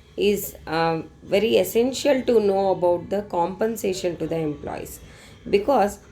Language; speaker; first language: English; non-native, local second language; Kannada